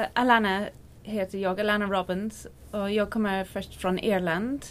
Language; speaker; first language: Swedish; non-native, learner; English